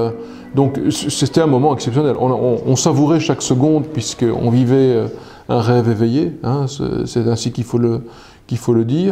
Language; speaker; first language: French; native; French